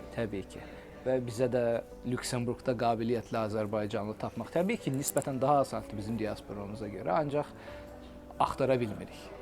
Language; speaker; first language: Azerbaijani; native; Azerbaijani